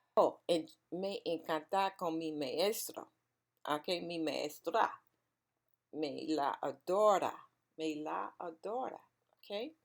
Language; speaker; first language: Spanish; non-native, learner; English